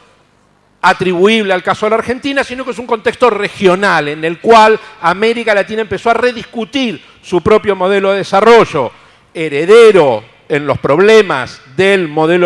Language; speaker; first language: Spanish; native; Spanish